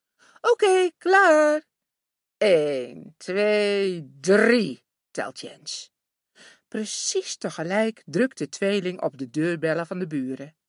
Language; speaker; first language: Dutch; native; Dutch